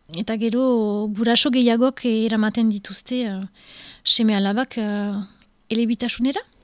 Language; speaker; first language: Basque; non-native, local second language; French